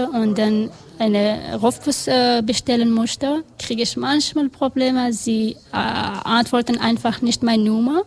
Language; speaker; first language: German; non-native, learner; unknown